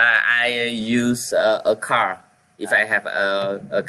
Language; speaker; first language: English; non-native, learner; Vietnamese